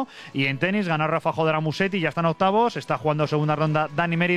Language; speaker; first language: Spanish; native; Spanish